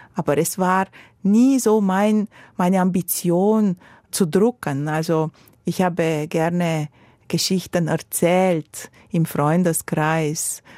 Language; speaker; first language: German; non-native, fluent; Romanian